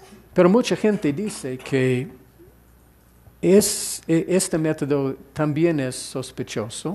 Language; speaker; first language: Spanish; non-native, fluent; English